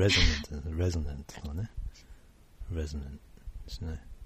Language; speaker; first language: English; non-native, fluent; Japanese